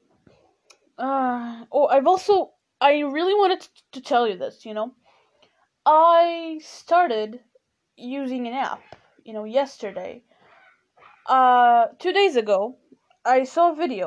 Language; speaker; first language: English; non-native, fluent; Portuguese